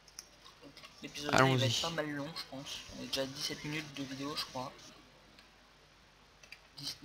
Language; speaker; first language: French; native; French